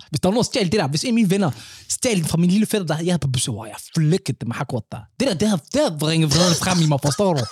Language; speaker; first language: Danish; early bilingual, other home language; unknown